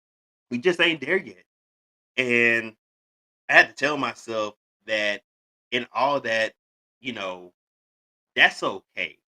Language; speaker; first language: English; native; English